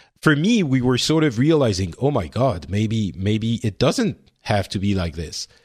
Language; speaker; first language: English; non-native, fluent; French